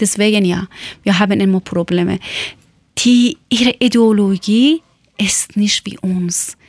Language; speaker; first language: German; non-native, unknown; Persian